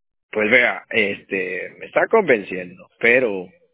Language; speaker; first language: Spanish; native; Spanish